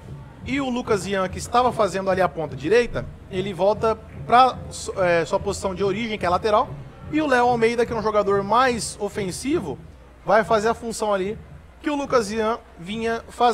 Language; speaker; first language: Portuguese; native; Portuguese